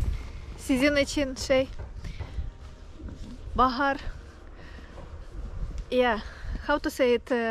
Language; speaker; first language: Turkish; non-native, learner; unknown